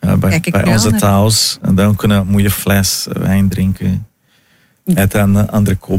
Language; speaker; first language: Dutch; non-native, fluent; Portuguese